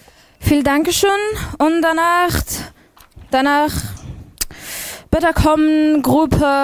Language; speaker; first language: German; non-native, learner; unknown